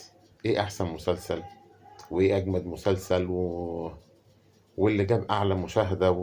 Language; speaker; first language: Arabic; native; Arabic